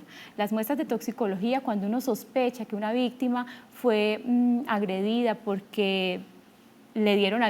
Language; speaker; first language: Spanish; native; Spanish